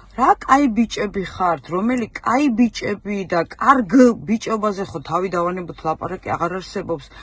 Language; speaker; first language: Georgian; native; Georgian